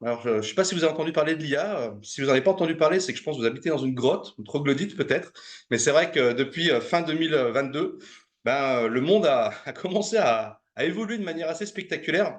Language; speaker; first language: French; native; French